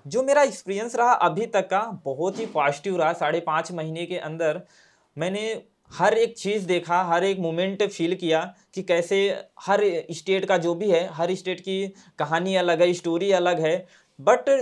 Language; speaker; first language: Hindi; native; Hindi